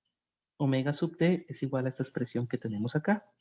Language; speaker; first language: Spanish; native; Spanish